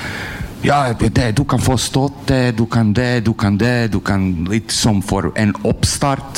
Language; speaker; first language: Norwegian; non-native, learner; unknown